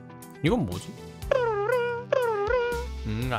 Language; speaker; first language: Korean; native; Korean